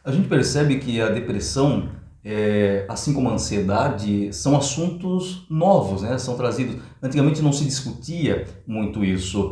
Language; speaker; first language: Portuguese; native; Portuguese